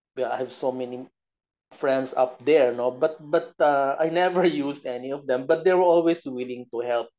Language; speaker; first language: English; non-native, local second language; Bikol